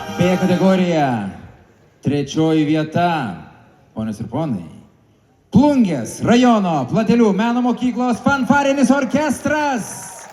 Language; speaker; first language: Lithuanian; native; Lithuanian